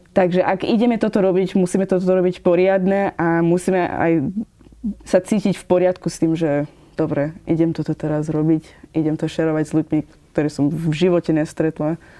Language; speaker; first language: Slovak; non-native, fluent; Persian